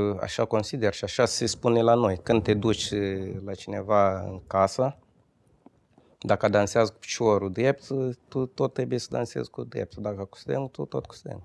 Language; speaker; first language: Romanian; non-native, fluent; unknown